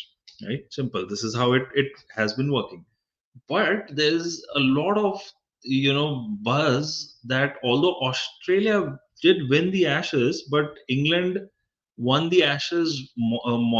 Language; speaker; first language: English; non-native, local second language; Hindi